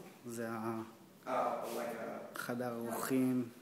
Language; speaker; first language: Hebrew; native; Hebrew